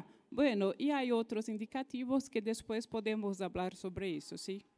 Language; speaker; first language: Spanish; non-native, fluent; Portuguese